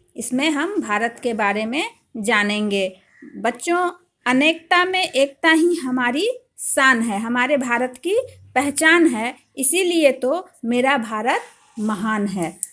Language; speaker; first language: Hindi; native; Hindi